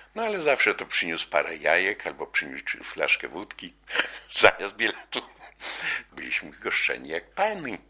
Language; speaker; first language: Polish; native; Polish